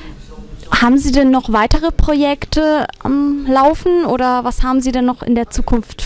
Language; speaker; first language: German; native; German